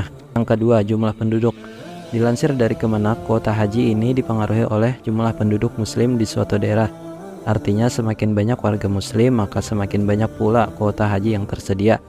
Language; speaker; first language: Indonesian; native; Indonesian